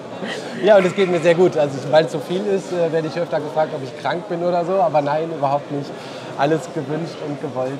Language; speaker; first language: German; native; German